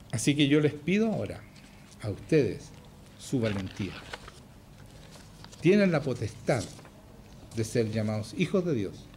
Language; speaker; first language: Spanish; native; Spanish